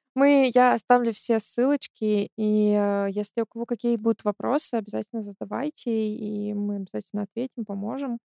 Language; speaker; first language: Russian; native; Russian